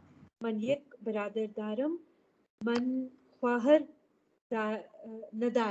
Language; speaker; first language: Persian; non-native, learner; Urdu